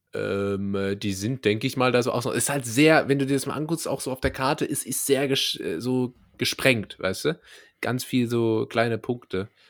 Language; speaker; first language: German; native; German